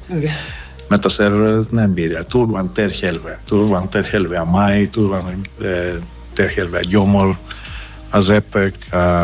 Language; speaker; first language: Hungarian; non-native, fluent; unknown